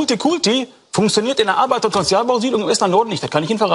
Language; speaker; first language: German; native; German